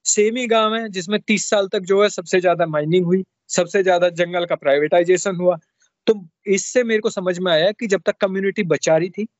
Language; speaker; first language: Hindi; native; Hindi